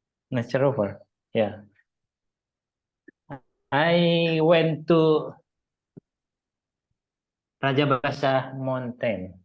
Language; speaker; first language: English; non-native, learner; Indonesian